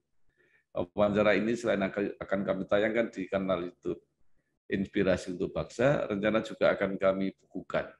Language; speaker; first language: Indonesian; native; Indonesian